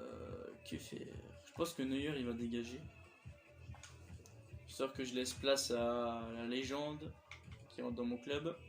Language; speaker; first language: French; native; French